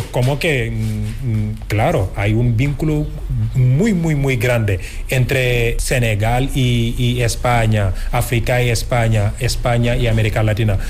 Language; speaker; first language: Spanish; non-native, fluent; Wolof